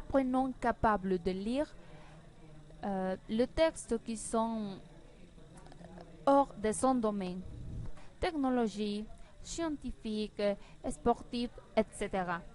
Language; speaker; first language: French; non-native, learner; Spanish